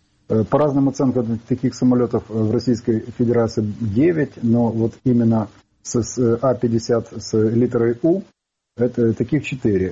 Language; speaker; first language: Russian; non-native, local second language; Ukrainian